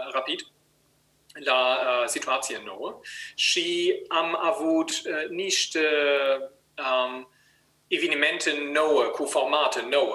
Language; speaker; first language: Romanian; non-native, learner; German